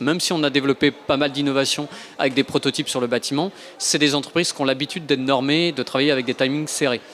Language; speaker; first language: French; native; French